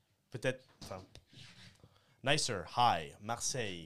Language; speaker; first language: French; non-native, fluent; English